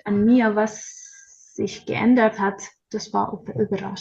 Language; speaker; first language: German; non-native, learner; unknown